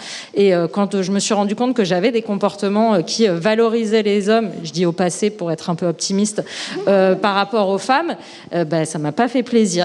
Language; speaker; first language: French; native; French